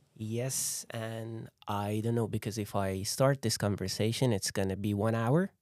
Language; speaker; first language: English; non-native, fluent; Persian